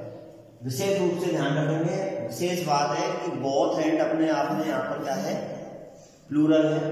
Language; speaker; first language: Hindi; native; Hindi